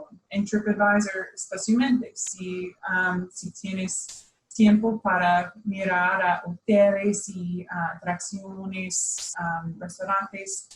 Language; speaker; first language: Spanish; non-native, fluent; English